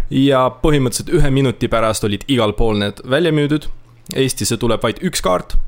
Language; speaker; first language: Estonian; non-native, local second language; Russian